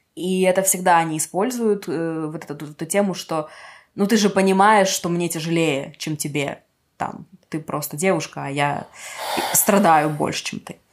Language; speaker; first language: Russian; non-native, local second language; Ukrainian